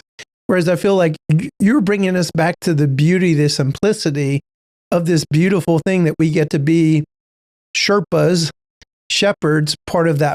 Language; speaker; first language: English; native; English